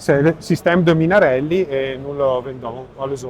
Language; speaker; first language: French; non-native, learner; Italian